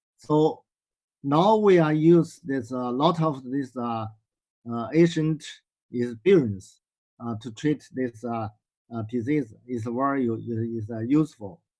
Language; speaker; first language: English; non-native, learner; Chinese